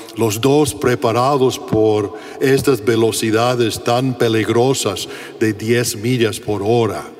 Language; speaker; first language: Spanish; non-native, fluent; English